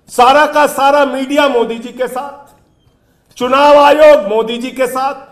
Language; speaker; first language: Hindi; native; Hindi